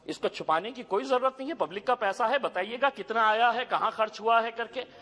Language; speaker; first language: Hindi; non-native, local second language; Urdu